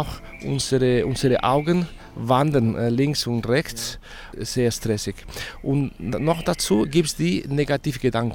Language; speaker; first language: German; non-native, fluent; Spanish